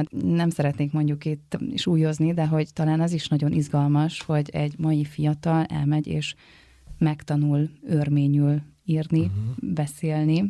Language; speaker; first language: Hungarian; native; Hungarian